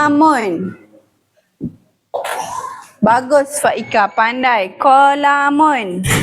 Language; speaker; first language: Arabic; non-native, fluent; Malay